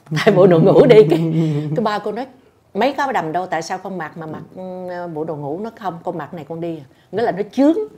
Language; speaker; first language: Vietnamese; native; Vietnamese